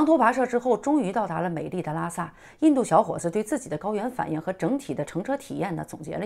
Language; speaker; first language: Chinese; native; Chinese